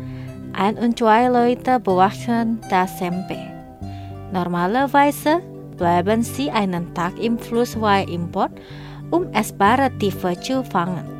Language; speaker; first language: German; non-native, fluent; Indonesian